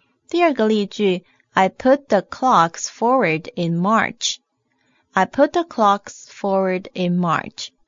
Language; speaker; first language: English; non-native, fluent; Chinese